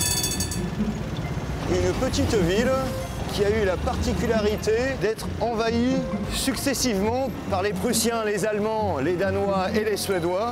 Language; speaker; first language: French; native; French